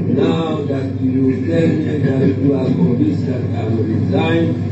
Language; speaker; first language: English; non-native, local second language; Fula